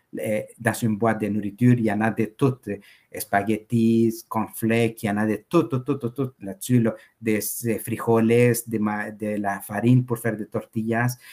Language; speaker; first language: French; non-native, fluent; Spanish